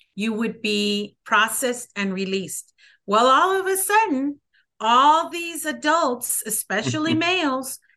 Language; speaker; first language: English; early bilingual, other home language; Spanish